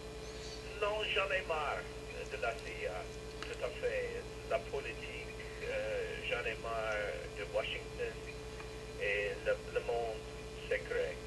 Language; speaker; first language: French; non-native, learner; English